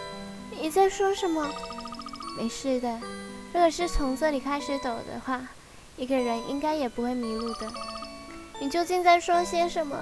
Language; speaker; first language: Chinese; native; Chinese